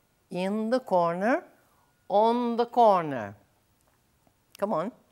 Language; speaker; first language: English; non-native, fluent; Portuguese